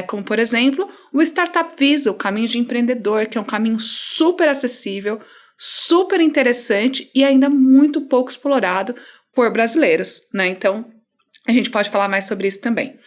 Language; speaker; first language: Portuguese; native; Portuguese